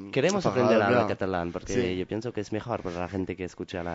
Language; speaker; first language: Spanish; non-native, learner; French